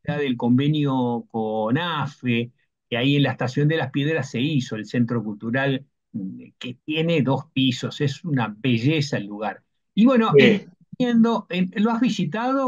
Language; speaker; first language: Spanish; native; Spanish